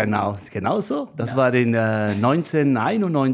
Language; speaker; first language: German; non-native, fluent; Spanish